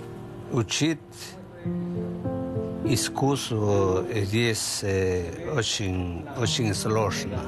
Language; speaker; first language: Russian; non-native, learner; Spanish